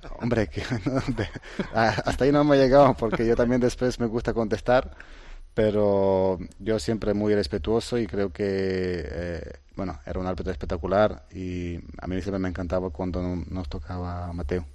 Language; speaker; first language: Spanish; early bilingual, heritage; Croatian